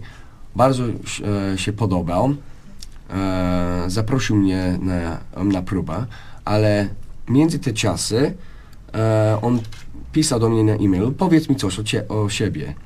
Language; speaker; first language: Polish; non-native, learner; English